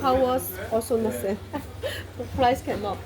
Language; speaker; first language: English; non-native, learner; Chinese